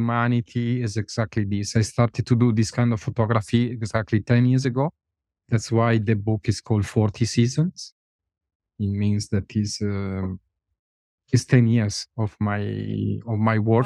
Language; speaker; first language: English; non-native, fluent; Italian